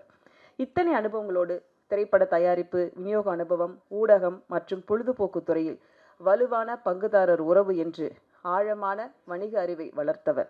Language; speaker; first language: Tamil; native; Tamil